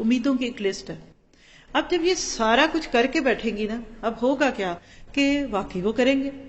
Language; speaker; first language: Urdu; non-native, local second language; Punjabi